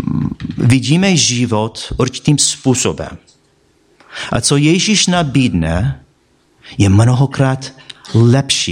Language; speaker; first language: Czech; non-native, fluent; English